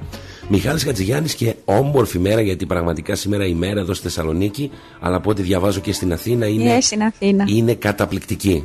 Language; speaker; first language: Greek; native; Greek